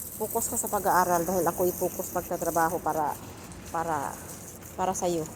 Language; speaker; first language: Filipino; non-native, local second language; Cebuano